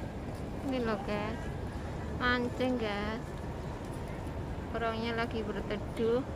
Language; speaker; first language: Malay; non-native, local second language; Javanese